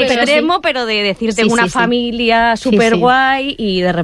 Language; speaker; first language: Spanish; native; Spanish